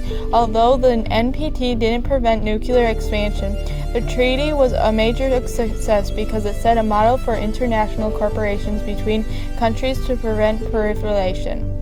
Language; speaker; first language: English; native; English